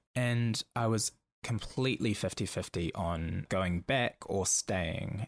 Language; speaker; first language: English; native; English